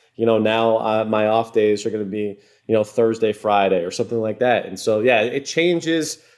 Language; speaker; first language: English; native; English